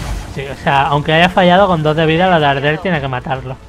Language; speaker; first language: Spanish; native; Spanish